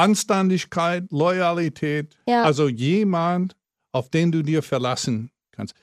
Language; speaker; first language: German; non-native, fluent; English